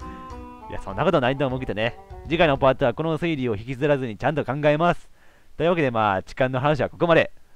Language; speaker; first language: Japanese; native; Japanese